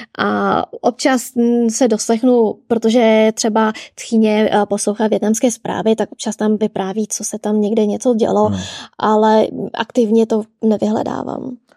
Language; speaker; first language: Czech; early bilingual, other home language; Vietnamese